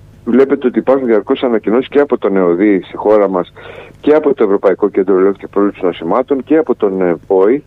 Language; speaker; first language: Greek; native; Greek